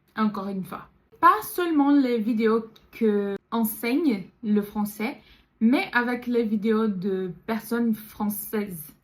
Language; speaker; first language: French; non-native, learner; Portuguese